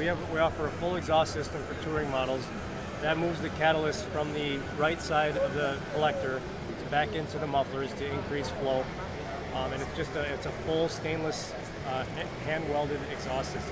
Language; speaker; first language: English; native; English